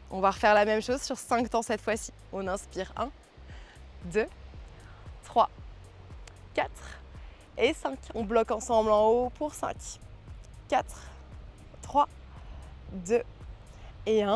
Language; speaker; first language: French; native; French